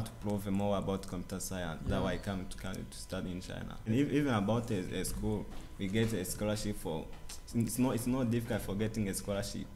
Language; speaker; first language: English; non-native, learner; Kinyarwanda